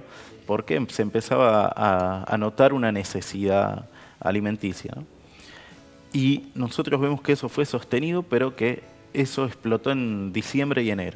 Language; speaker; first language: Spanish; native; Spanish